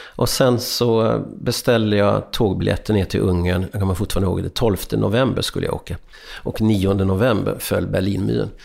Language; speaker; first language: Swedish; early bilingual, other home language; Hungarian